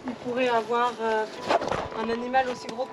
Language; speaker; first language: French; native; French